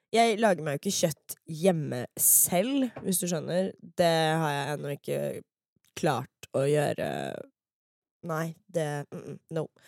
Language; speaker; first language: Norwegian; early bilingual, other home language; English